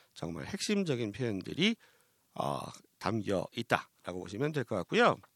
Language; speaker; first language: Korean; native; Korean